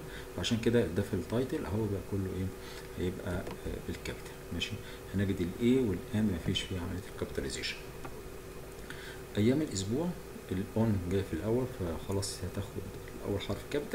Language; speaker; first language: Arabic; native; Arabic